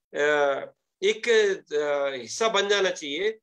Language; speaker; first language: Hindi; native; Hindi